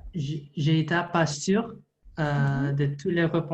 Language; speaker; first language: French; non-native, learner; English